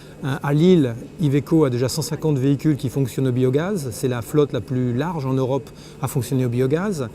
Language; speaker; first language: French; native; French